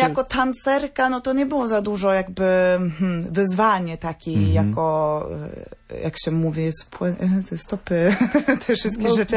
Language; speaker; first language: Polish; non-native, fluent; Norwegian